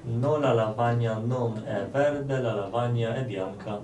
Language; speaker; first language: Italian; non-native, learner; Polish